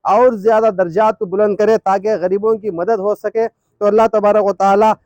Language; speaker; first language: Urdu; native; Urdu